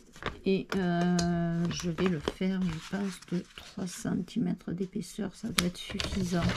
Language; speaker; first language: French; native; French